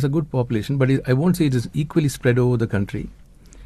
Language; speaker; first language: English; non-native, local second language; Tamil